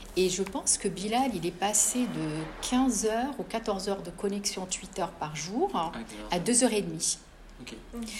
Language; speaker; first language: French; non-native, local second language; Arabic